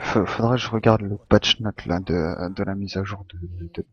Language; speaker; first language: French; native; French